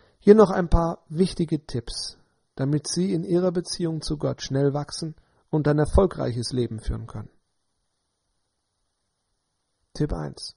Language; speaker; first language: German; native; German